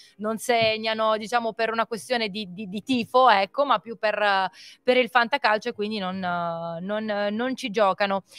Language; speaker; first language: Italian; native; Italian